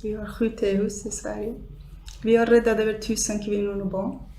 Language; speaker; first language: Swedish; non-native, fluent; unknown